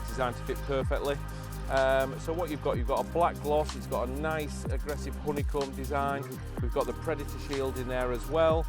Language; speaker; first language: English; native; English